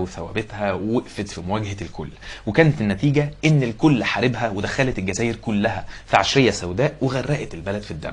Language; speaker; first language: Arabic; native; Arabic